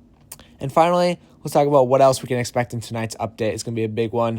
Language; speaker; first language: English; native; English